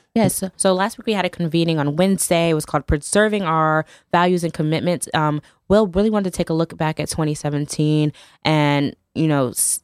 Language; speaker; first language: English; native; English